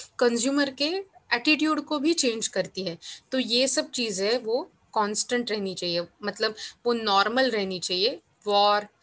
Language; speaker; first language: Hindi; non-native, local second language; Marathi